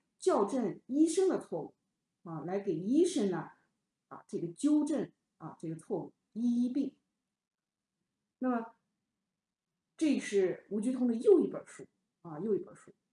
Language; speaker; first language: Chinese; native; Chinese